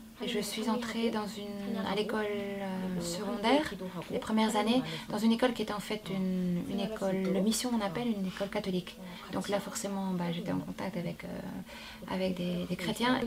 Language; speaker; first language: French; non-native, fluent; Korean